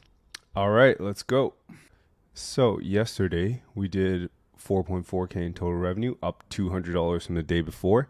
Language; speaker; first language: English; native; English